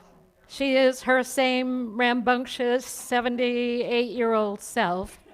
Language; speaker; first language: English; native; English